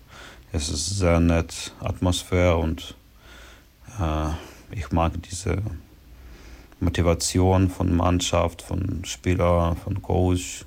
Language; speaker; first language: German; non-native, learner; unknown